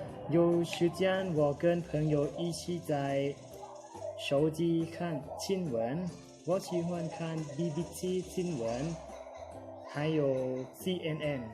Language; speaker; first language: Chinese; non-native, learner; Lao